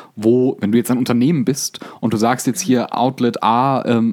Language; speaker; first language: German; native; German